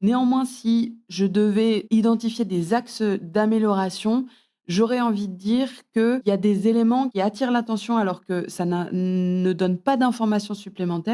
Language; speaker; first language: French; native; French